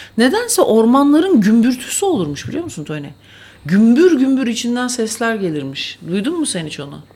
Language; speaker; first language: Turkish; native; Turkish